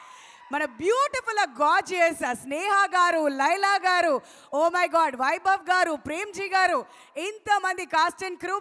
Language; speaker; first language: Telugu; native; Telugu